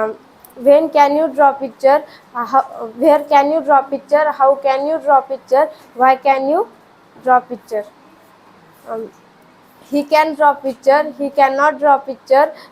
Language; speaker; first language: English; non-native, learner; Marathi